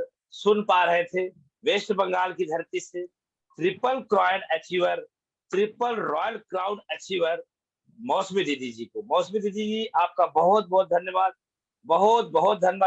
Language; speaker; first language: Hindi; native; Hindi